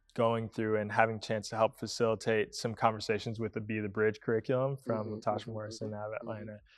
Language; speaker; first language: English; native; English